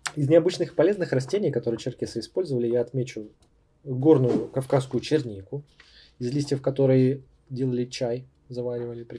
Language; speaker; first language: Russian; native; Russian